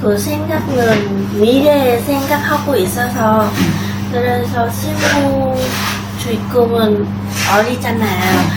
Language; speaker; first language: Korean; non-native, learner; Vietnamese